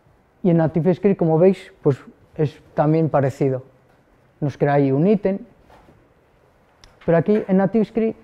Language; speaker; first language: Spanish; native; Spanish